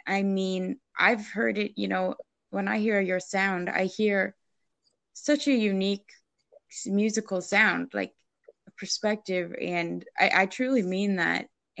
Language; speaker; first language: English; native; English